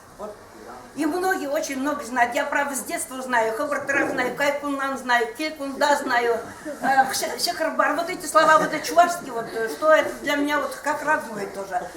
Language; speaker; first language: Russian; non-native, local second language; Udmurt